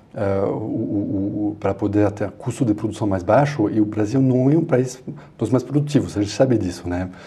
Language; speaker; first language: Portuguese; non-native, fluent; French